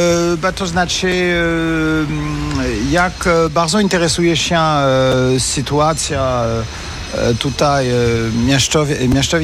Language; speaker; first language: Polish; non-native, fluent; French